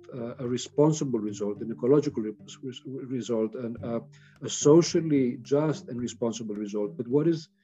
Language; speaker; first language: English; non-native, fluent; Greek